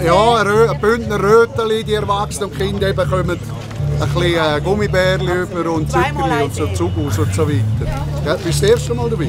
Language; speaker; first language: German; native; German